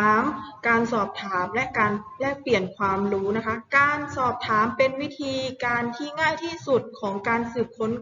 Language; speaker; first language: Thai; native; Thai